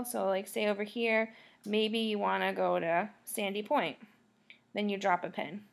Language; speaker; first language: English; native; English